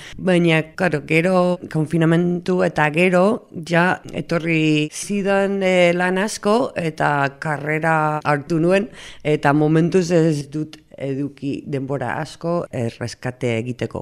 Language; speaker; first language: Basque; non-native, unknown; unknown